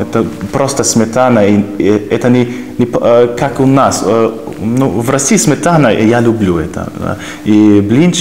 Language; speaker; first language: Russian; non-native, learner; German